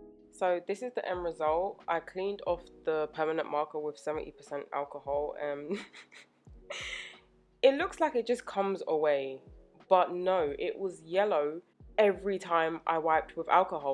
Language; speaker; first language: English; native; English